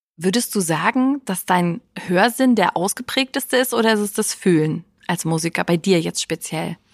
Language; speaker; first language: German; native; German